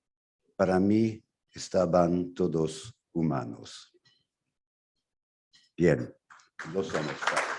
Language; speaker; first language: Spanish; non-native, fluent; English